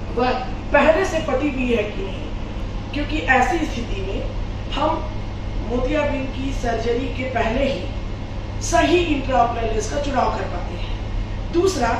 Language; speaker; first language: Hindi; native; Hindi